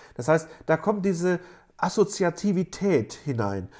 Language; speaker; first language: German; native; German